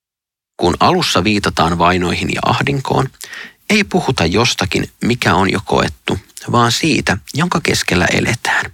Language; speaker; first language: Finnish; native; Finnish